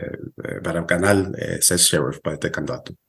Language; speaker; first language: Spanish; early bilingual, heritage; Spanish